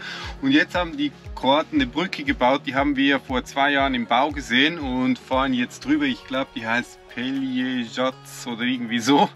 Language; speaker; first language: German; native; German